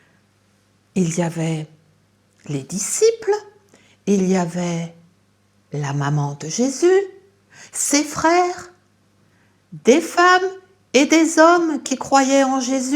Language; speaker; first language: French; native; French